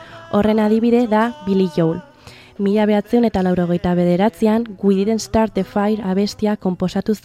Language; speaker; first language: Basque; native; Basque